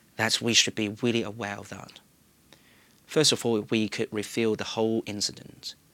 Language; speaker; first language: English; non-native, local second language; Cantonese